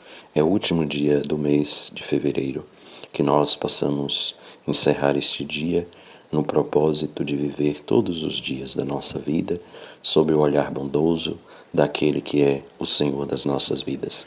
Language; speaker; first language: Portuguese; native; Portuguese